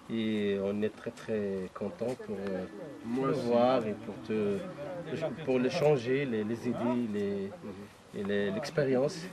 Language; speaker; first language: French; non-native, local second language; Arabic